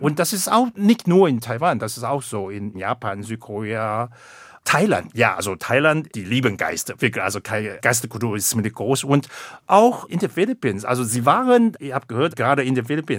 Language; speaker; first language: German; non-native, fluent; Chinese